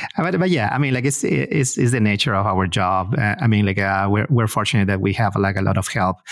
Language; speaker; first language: English; non-native, fluent; Spanish